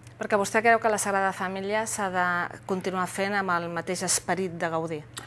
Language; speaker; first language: Catalan; native; Catalan